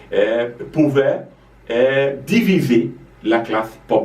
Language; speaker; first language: French; non-native, fluent; Portuguese